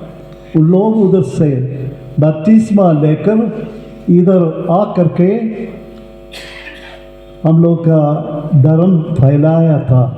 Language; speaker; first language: Hindi; non-native, local second language; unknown